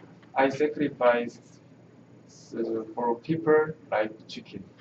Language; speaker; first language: English; non-native, learner; Korean